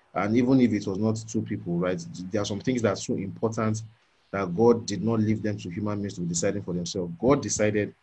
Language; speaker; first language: English; non-native, local second language; Yoruba